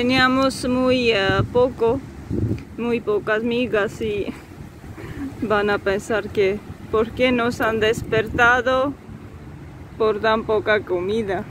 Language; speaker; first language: Spanish; non-native, fluent; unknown